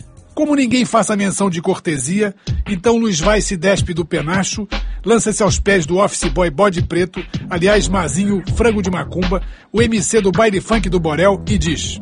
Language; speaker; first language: Portuguese; native; Portuguese